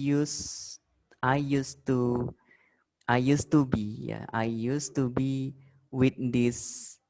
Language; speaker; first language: English; non-native, fluent; Indonesian